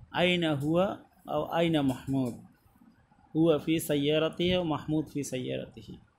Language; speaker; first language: Arabic; non-native, fluent; Bangla